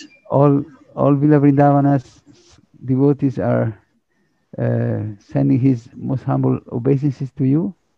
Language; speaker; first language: English; non-native, fluent; Italian